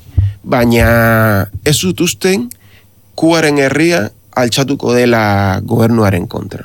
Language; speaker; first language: Basque; non-native, learner; Spanish